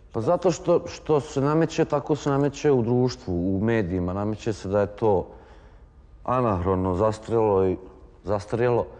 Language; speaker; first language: Croatian; native; Croatian